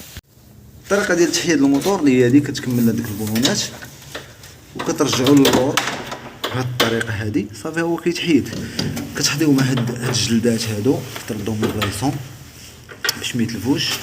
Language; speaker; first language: Arabic; native; Arabic